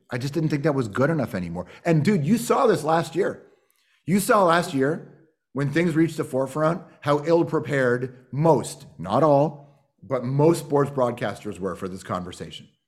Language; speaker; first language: English; native; English